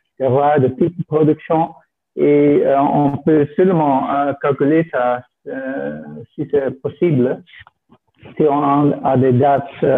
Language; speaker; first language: French; non-native, fluent; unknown